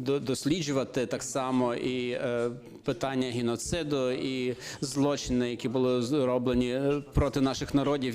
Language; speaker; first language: Ukrainian; non-native, fluent; Lithuanian